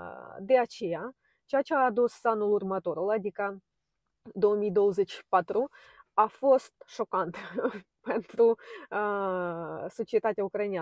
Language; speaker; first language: Romanian; non-native, fluent; Ukrainian